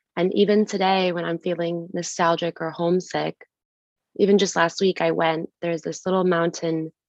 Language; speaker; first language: English; native; English